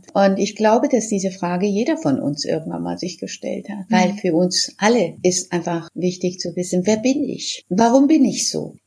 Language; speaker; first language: German; early bilingual, other home language; Persian